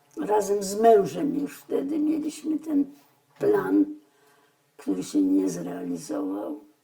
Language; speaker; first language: Polish; early bilingual, other home language; Russian